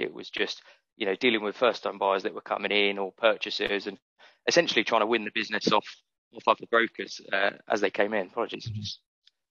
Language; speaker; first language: English; native; English